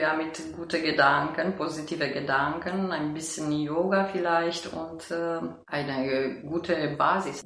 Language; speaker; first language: German; non-native, fluent; Romanian